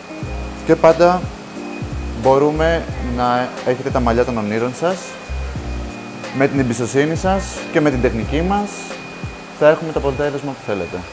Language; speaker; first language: Greek; native; Greek